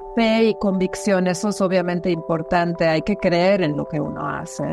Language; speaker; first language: Spanish; non-native, fluent; German